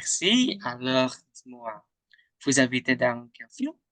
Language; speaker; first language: French; non-native, learner; Indonesian